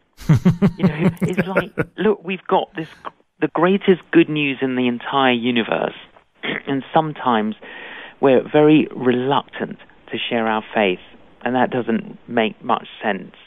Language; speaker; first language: English; native; English